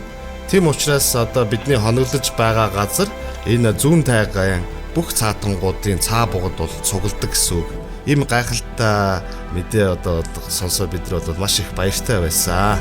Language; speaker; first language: Mongolian; native; Mongolian